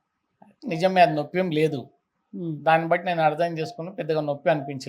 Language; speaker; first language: Telugu; native; Telugu